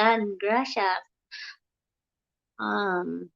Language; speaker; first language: Spanish; non-native, learner; Filipino